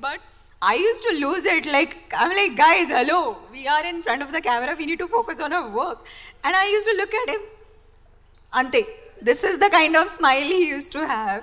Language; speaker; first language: English; non-native, local second language; Marathi